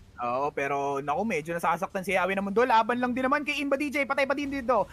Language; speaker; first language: Filipino; native; Filipino